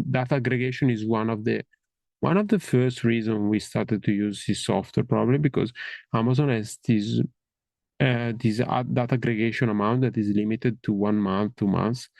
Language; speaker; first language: English; non-native, fluent; Italian